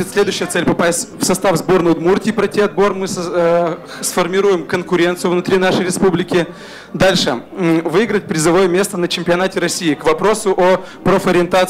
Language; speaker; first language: Russian; native; Russian